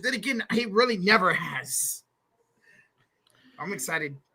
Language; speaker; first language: English; native; English